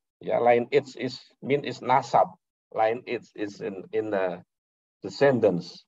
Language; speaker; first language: English; non-native, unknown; Indonesian